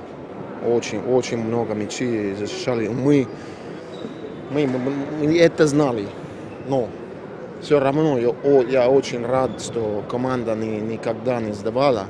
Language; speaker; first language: Russian; non-native, fluent; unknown